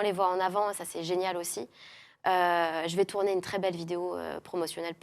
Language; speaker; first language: French; native; French